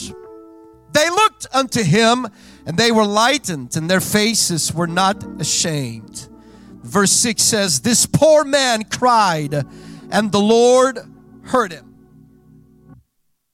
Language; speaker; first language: English; non-native, fluent; Dutch